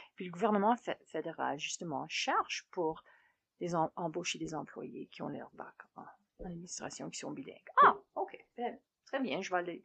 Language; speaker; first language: French; native; French